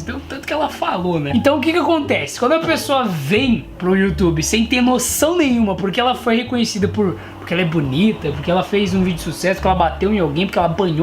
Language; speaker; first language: Portuguese; native; Portuguese